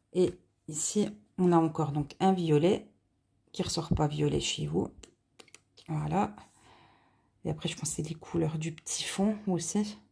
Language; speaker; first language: French; native; French